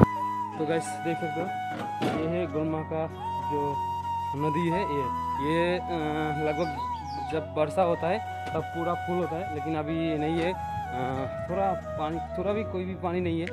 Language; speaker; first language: Hindi; non-native, local second language; Bangla